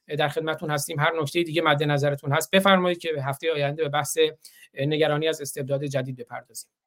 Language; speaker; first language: Persian; non-native, local second language; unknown